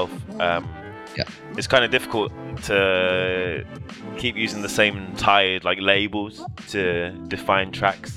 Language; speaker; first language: English; native; English